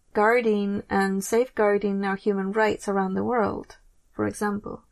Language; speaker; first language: English; native; English